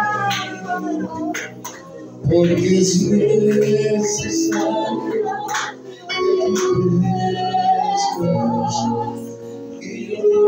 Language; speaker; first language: Spanish; native; Spanish